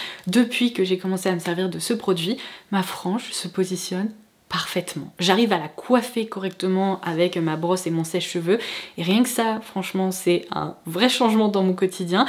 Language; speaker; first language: French; native; French